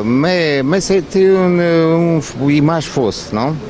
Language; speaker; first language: French; non-native, fluent; Romanian